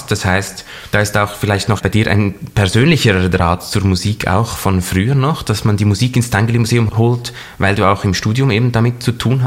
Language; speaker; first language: German; native; German